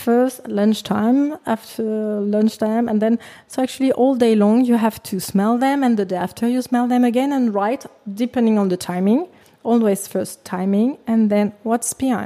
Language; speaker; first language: English; non-native, fluent; French